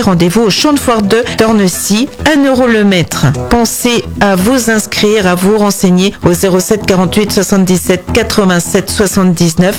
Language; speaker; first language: French; native; French